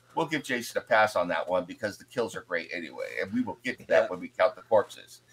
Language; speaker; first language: English; native; English